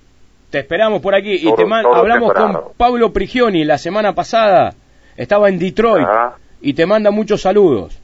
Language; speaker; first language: Spanish; native; Spanish